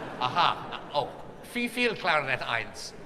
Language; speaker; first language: German; non-native, learner; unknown